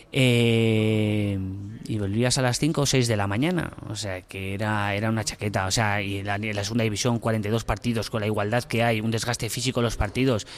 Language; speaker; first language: Spanish; native; Spanish